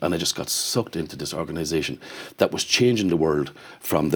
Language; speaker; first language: English; native; English